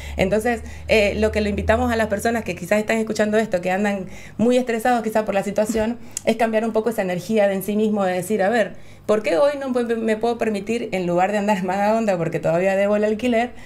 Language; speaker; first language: Spanish; native; Spanish